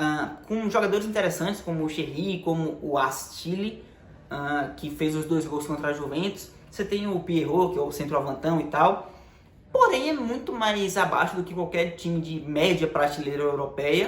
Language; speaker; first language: Portuguese; native; Portuguese